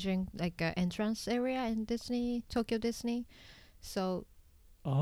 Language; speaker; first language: English; non-native, learner; Japanese